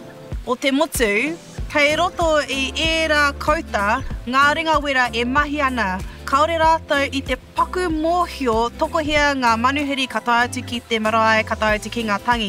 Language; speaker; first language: Māori; non-native, local second language; English